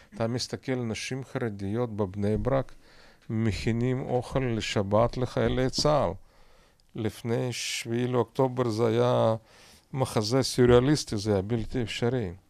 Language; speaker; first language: Hebrew; non-native, fluent; Russian